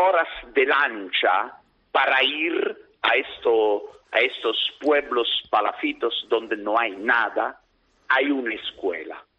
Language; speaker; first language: Spanish; non-native, fluent; Italian